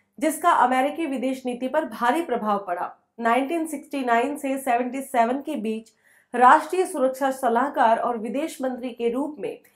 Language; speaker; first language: Hindi; native; Hindi